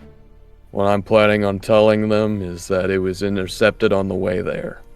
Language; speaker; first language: English; native; English